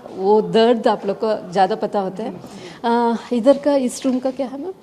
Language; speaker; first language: Hindi; non-native, local second language; Telugu